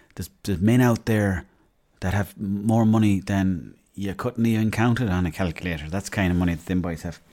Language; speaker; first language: English; native; English